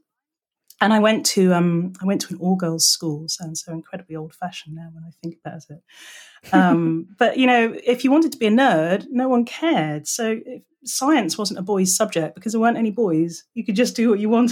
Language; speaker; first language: English; native; English